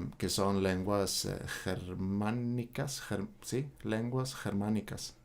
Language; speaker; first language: Spanish; non-native, fluent; Swedish